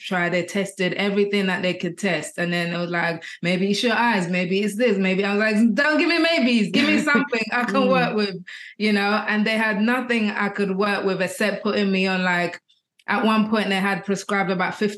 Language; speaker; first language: English; native; English